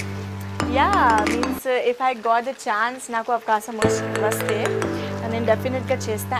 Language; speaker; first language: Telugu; non-native, local second language; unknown